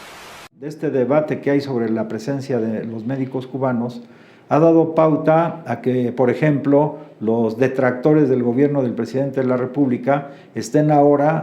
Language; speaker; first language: Spanish; native; Spanish